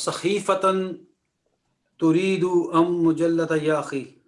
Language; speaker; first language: Arabic; non-native, learner; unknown